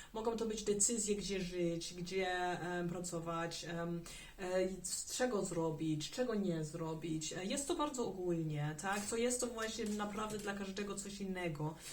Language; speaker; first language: Polish; early bilingual, heritage; German